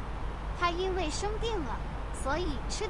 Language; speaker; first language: Chinese; non-native, learner; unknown